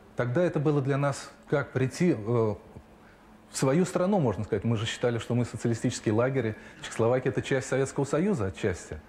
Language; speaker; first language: Russian; native; Russian